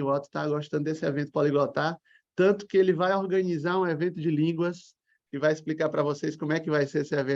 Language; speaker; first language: Portuguese; native; Portuguese